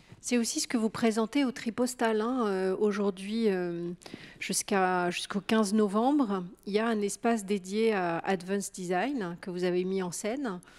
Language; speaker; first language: French; native; French